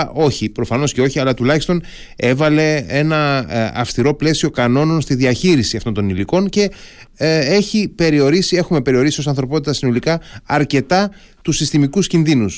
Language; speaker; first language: Greek; native; Greek